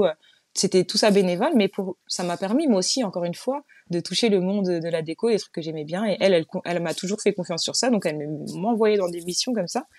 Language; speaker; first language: French; native; French